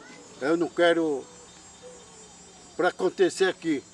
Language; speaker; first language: Portuguese; non-native, local second language; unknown